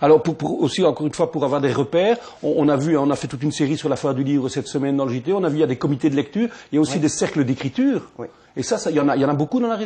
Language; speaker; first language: French; native; French